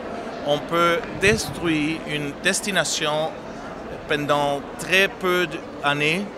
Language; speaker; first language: French; non-native, fluent; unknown